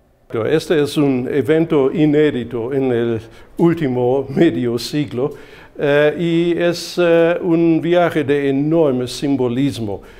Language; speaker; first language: Spanish; non-native, fluent; German